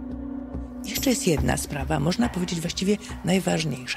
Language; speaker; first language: Polish; native; Polish